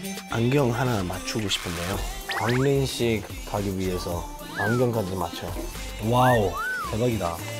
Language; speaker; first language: Korean; non-native, fluent; Cantonese